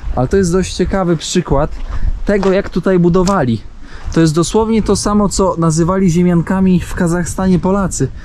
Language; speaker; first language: Polish; native; Polish